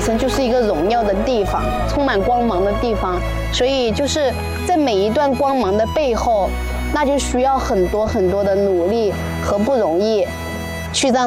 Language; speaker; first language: Chinese; native; Chinese